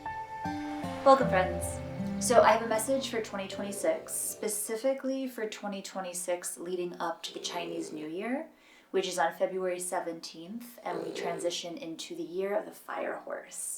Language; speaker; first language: English; native; English